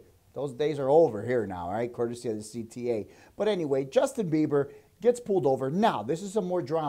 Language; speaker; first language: English; native; English